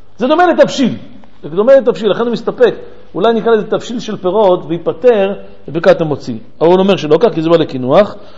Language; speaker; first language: Hebrew; native; Hebrew